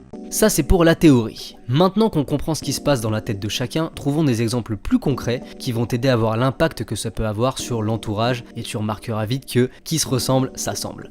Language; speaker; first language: French; native; French